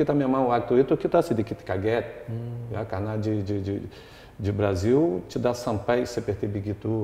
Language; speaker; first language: Indonesian; non-native, fluent; Portuguese